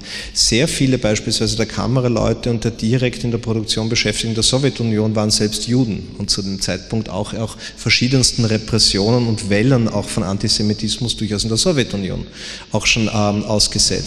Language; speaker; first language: German; native; German